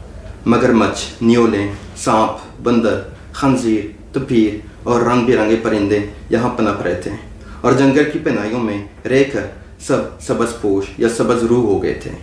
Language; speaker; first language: Urdu; non-native, fluent; French